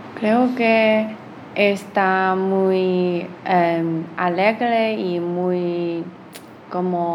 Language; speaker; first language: Spanish; non-native, learner; Chinese